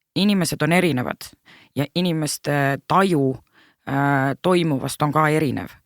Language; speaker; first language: Estonian; native; Estonian